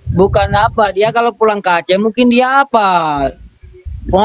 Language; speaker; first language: Indonesian; non-native, local second language; Achinese